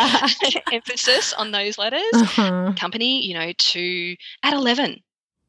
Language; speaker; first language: English; native; English